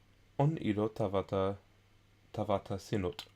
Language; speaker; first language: Finnish; non-native, learner; English